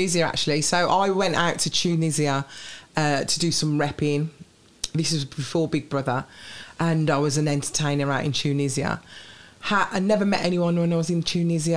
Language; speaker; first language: English; native; English